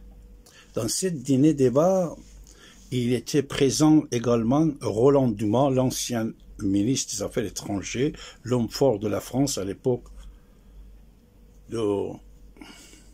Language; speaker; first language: French; non-native, fluent; Persian